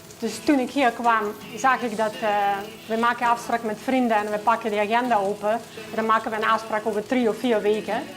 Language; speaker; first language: Dutch; non-native, fluent; Macedonian